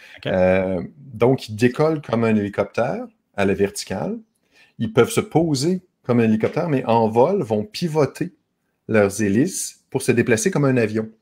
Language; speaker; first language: French; native; French